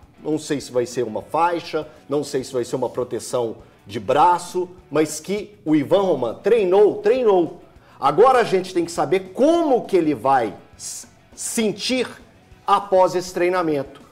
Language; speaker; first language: Portuguese; native; Portuguese